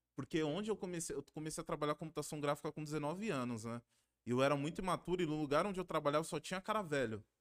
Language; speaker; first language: Portuguese; native; Portuguese